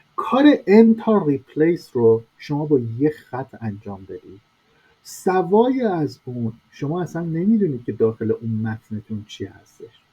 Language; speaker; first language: Persian; native; Persian